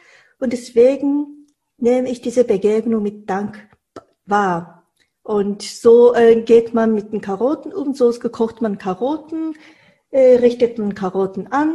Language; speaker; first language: German; non-native, fluent; Japanese